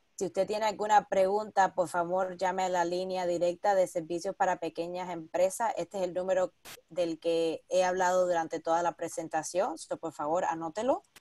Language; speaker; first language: Spanish; early bilingual, heritage; Spanish